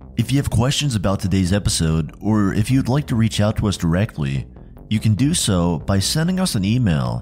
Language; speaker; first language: English; native; English